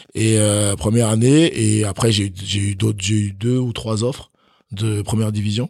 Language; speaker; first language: French; early bilingual, other home language; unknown